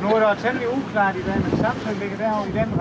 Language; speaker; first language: Danish; native; Danish